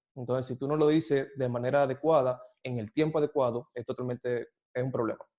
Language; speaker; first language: Spanish; native; Spanish